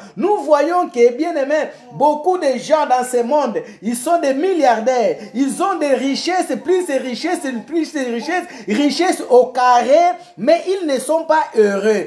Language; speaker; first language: French; non-native, local second language; Lingala